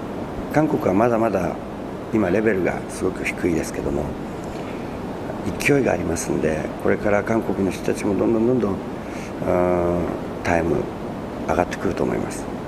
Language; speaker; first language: Japanese; native; Japanese